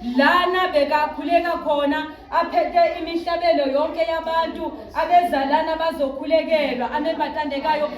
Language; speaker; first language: Zulu; non-native, local second language; Tsonga